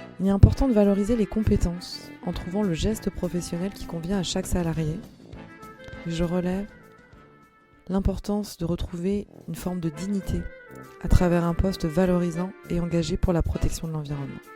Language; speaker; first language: French; native; French